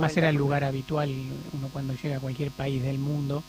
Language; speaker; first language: Spanish; native; Spanish